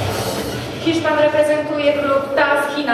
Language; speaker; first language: Polish; native; Polish